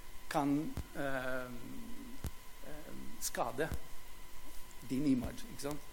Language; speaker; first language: Norwegian; non-native, fluent; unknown